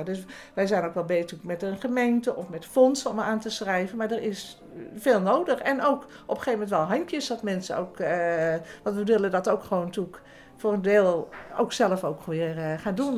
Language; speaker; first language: Dutch; native; Dutch